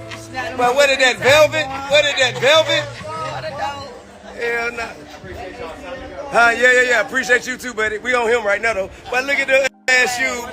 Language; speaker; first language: English; native; English